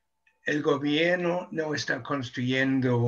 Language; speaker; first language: Spanish; non-native, fluent; English